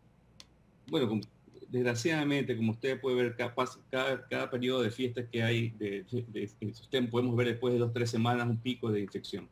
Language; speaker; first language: Spanish; native; Spanish